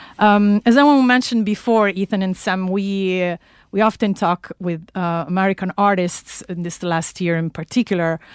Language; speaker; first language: English; non-native, fluent; Italian